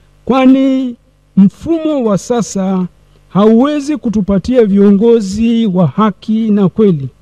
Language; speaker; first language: Swahili; native; Swahili